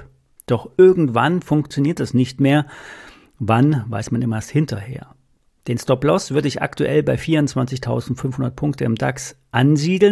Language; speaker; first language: German; native; German